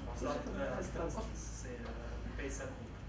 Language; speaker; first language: French; non-native, local second language; Arabic